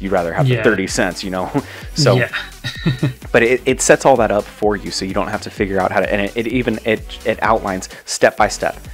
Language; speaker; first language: English; native; English